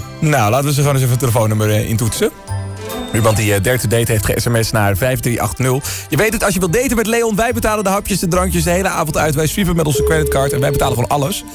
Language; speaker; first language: Dutch; native; Dutch